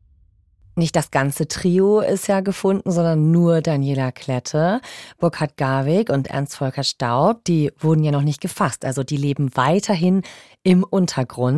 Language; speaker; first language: German; native; German